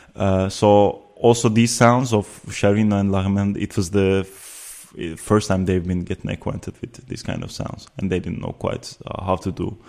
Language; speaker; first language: English; non-native, fluent; Turkish